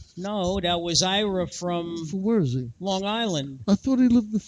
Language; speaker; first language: English; native; English